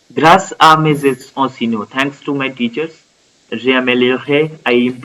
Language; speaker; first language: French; non-native, fluent; Hindi